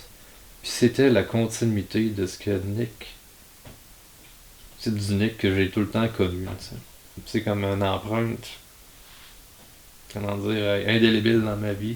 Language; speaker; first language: French; native; French